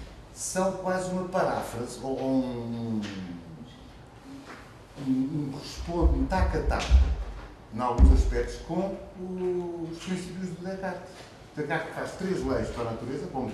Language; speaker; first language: Portuguese; native; Portuguese